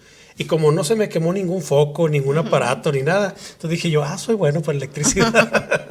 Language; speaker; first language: Spanish; native; Spanish